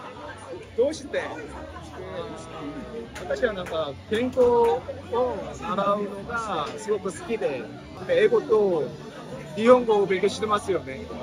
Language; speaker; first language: Japanese; non-native, learner; Korean